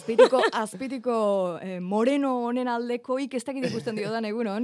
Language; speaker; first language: Basque; native; Basque